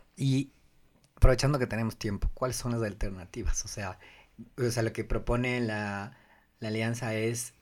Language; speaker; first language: Spanish; native; Spanish